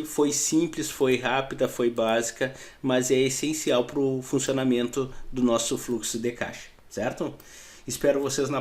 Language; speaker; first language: Portuguese; native; Portuguese